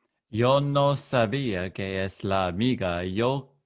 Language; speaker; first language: Spanish; non-native, learner; English